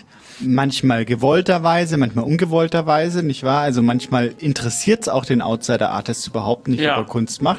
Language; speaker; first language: German; native; German